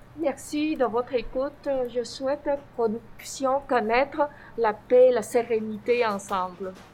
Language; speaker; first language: French; non-native, fluent; Vietnamese